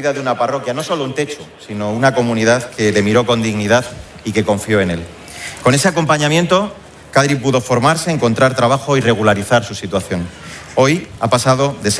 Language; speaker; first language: Spanish; native; Spanish